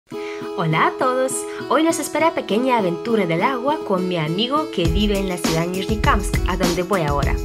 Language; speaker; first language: Spanish; non-native, fluent; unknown